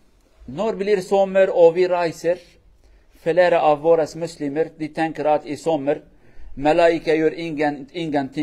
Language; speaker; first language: Norwegian; non-native, learner; Kurdish